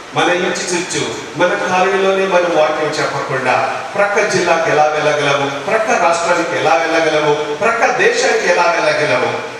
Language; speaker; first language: Telugu; non-native, local second language; Lambadi